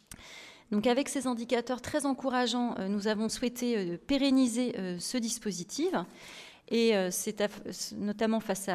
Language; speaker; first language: French; native; French